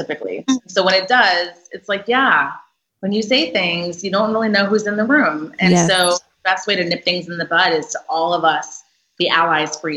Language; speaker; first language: English; native; English